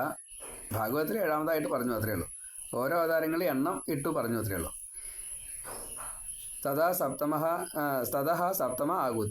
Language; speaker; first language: Malayalam; native; Malayalam